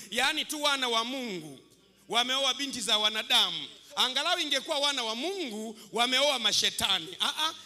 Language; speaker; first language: Swahili; native; Swahili